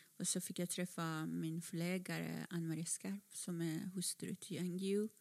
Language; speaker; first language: Swedish; non-native, fluent; Persian